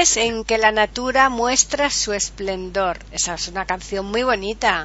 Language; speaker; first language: Spanish; native; Spanish